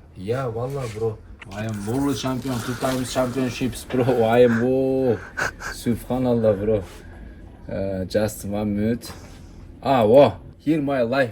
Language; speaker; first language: English; non-native, learner; Turkish